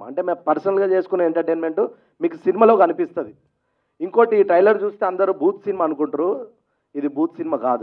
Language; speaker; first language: Telugu; native; Telugu